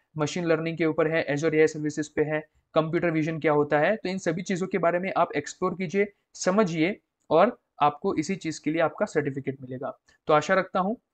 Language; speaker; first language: Hindi; non-native, local second language; Gujarati